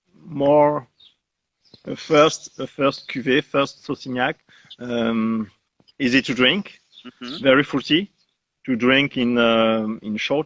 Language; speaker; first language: English; non-native, learner; French